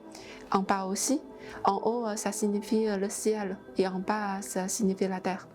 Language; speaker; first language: French; non-native, fluent; Chinese